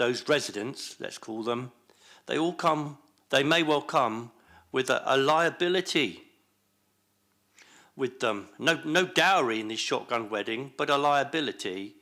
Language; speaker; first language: English; native; English